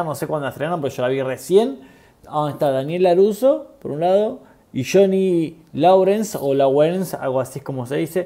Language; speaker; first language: Spanish; native; Spanish